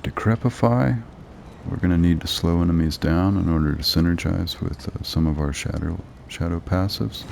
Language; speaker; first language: English; native; English